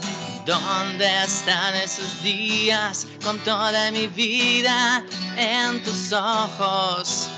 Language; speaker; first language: Spanish; non-native, learner; Russian